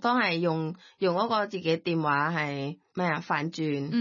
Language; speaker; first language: Cantonese; non-native, learner; Thai